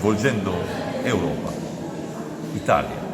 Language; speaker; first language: Italian; non-native, learner; Korean